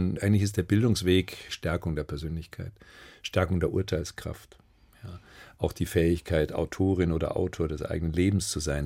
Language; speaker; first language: German; native; German